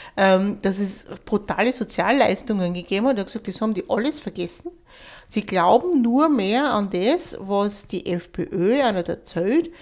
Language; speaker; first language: German; native; German